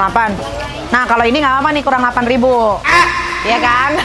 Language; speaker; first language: Indonesian; native; Indonesian